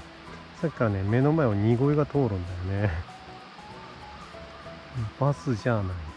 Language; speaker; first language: Japanese; native; Japanese